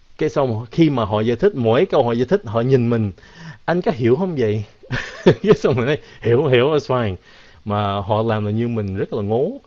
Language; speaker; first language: Vietnamese; early bilingual, heritage; Vietnamese